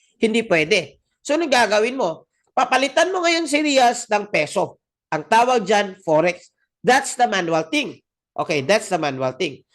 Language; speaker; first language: Filipino; non-native, local second language; Cebuano